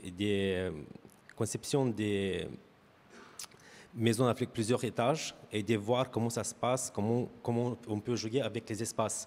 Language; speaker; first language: French; non-native, fluent; Romanian